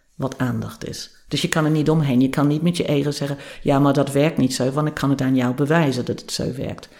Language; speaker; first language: Dutch; non-native, fluent; English